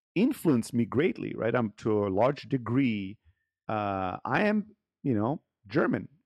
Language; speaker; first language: English; early bilingual, heritage; German